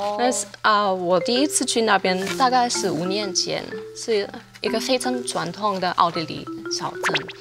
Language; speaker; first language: Chinese; non-native, fluent; German